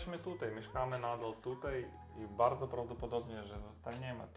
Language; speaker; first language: Polish; non-native, learner; Russian